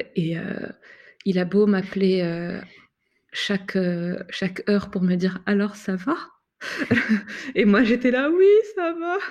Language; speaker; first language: French; non-native, local second language; Arabic